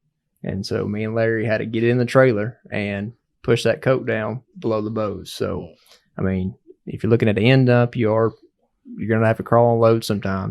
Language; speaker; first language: English; native; English